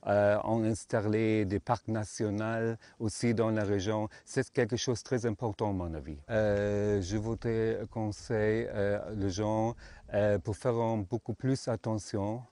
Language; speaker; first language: French; non-native, learner; Arabic